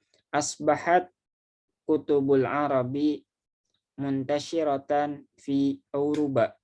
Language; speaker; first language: Arabic; non-native, fluent; Indonesian